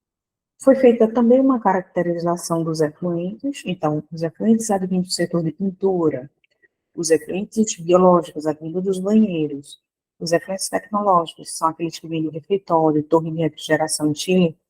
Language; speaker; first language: Portuguese; native; Portuguese